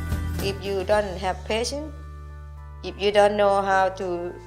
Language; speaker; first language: English; non-native, learner; Thai